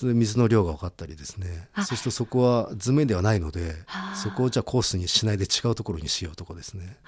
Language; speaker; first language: Japanese; native; Japanese